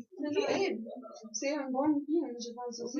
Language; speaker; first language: French; non-native, learner; English